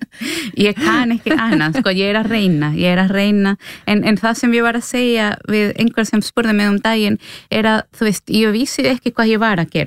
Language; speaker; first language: Icelandic; non-native, learner; Spanish